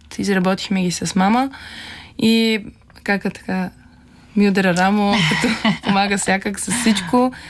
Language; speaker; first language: Bulgarian; native; Bulgarian